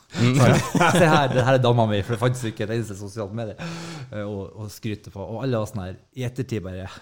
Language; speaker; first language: Norwegian; native; Norwegian